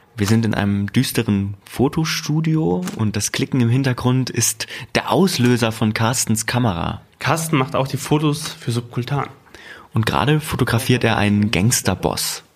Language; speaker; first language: German; native; German